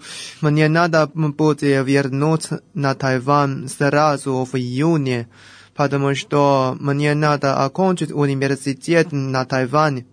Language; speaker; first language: Russian; non-native, fluent; Chinese